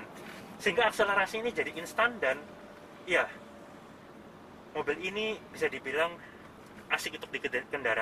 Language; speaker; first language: Indonesian; native; Indonesian